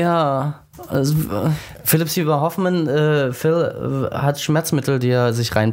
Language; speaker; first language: German; native; German